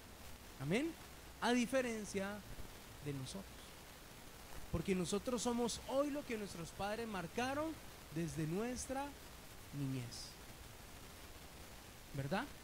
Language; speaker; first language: Spanish; native; Spanish